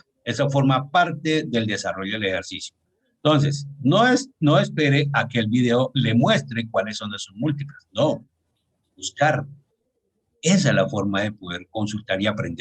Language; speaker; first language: Spanish; native; Spanish